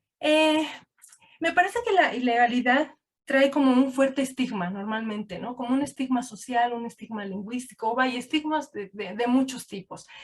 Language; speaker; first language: Spanish; native; Spanish